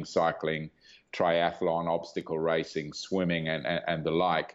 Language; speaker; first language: English; native; English